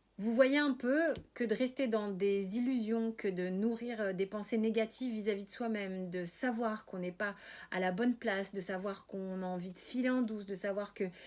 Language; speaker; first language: French; native; French